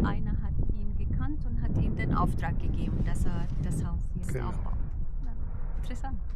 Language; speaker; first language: German; non-native, fluent; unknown